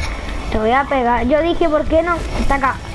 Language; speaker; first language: Spanish; native; Spanish